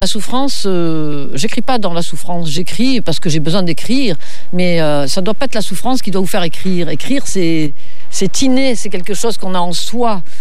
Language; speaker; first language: French; native; French